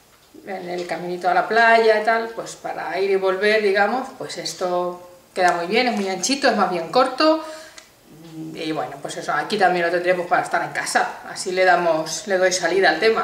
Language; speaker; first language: Spanish; native; Spanish